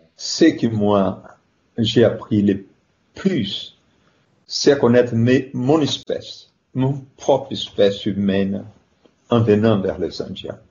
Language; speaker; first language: French; non-native, fluent; Portuguese